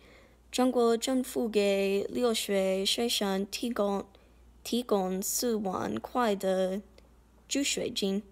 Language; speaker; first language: Chinese; non-native, learner; English